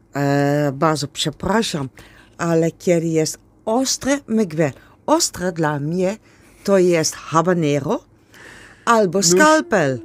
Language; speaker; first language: Polish; non-native, learner; Dutch